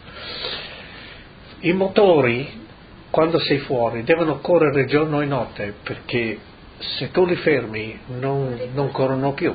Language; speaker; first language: Italian; native; Italian